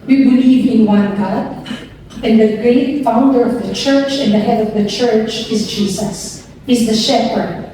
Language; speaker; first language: English; non-native, local second language; Filipino